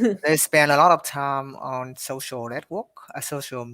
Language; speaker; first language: English; non-native, learner; Vietnamese